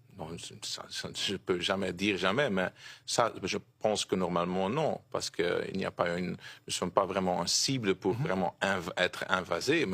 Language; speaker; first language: French; non-native, local second language; Dutch